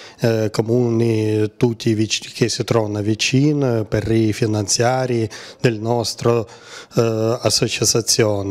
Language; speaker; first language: Italian; non-native, learner; Ukrainian